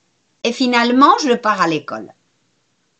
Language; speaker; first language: French; non-native, fluent; Spanish